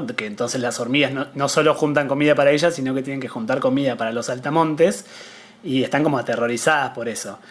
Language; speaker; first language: Spanish; native; Spanish